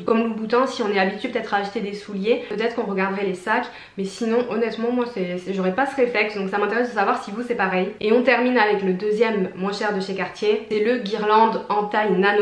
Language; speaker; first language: French; native; French